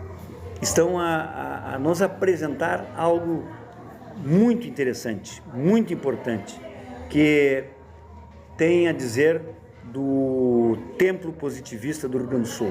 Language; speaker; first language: Portuguese; native; Portuguese